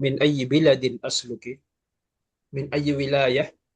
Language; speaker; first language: Arabic; non-native, fluent; Malay